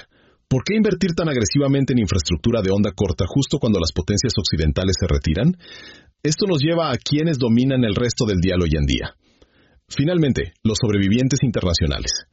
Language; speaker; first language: Spanish; native; Spanish